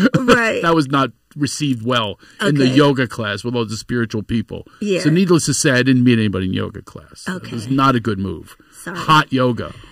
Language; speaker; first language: English; native; English